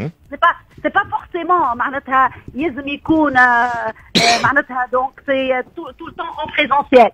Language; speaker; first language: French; non-native, local second language; Arabic